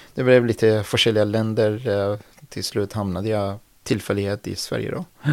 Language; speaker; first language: Swedish; non-native, fluent; Persian